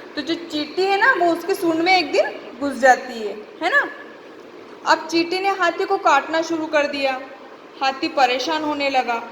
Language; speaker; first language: Hindi; native; Hindi